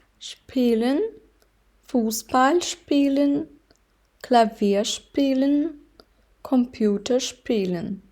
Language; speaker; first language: German; non-native, fluent; Ukrainian